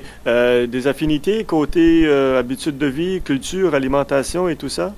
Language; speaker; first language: French; native; French